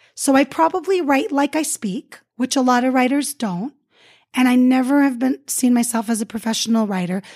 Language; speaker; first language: English; early bilingual, other home language; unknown